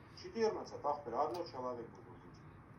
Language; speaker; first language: Russian; non-native, learner; Tajik